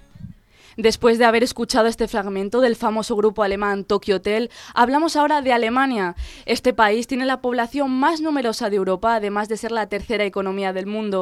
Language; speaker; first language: Spanish; native; Spanish